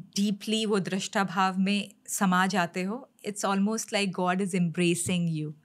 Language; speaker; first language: Hindi; native; Hindi